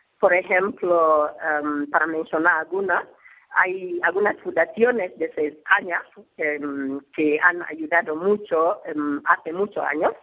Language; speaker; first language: Spanish; non-native, learner; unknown